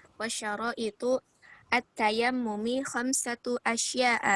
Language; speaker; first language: Arabic; non-native, learner; Indonesian